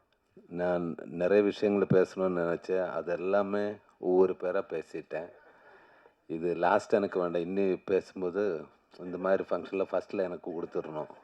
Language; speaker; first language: Tamil; non-native, learner; Malayalam